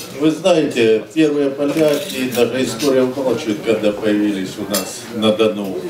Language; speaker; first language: Russian; native; Russian